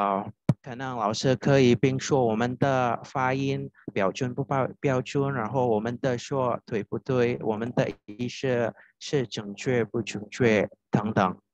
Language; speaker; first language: Chinese; non-native, fluent; Indonesian